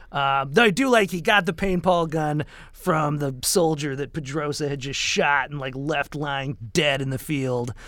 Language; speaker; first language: English; native; English